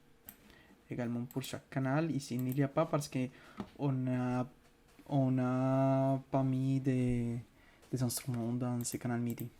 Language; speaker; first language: French; non-native, fluent; Spanish